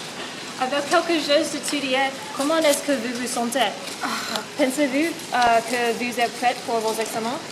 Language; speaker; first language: French; non-native, learner; English